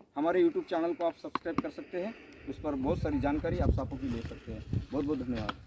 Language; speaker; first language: Hindi; non-native, local second language; Marathi